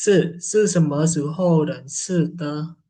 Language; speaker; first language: Chinese; non-native, fluent; Khmer